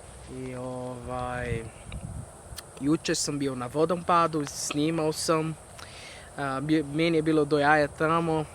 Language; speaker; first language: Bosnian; non-native, fluent; Portuguese